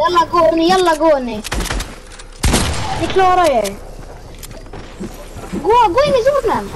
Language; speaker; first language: Swedish; early bilingual, other home language; Turkish